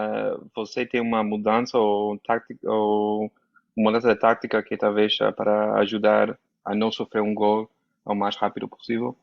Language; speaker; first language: Portuguese; non-native, learner; Spanish